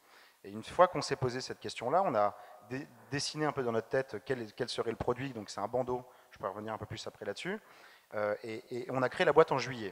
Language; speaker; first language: French; native; French